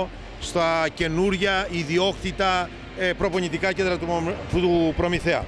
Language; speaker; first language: Greek; native; Greek